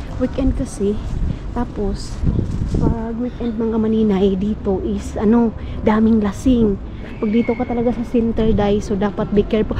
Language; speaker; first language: Filipino; non-native, local second language; Cebuano